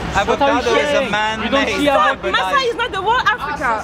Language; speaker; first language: English; non-native, learner; French